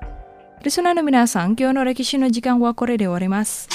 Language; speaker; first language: Japanese; non-native, learner; Indonesian